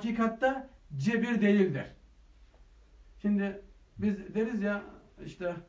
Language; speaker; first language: Turkish; native; Turkish